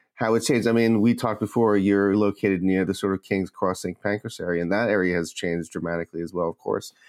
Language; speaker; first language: English; native; English